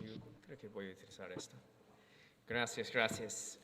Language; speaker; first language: Spanish; non-native, fluent; English